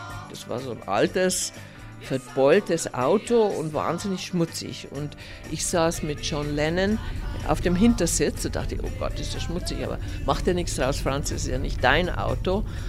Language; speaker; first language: German; native; German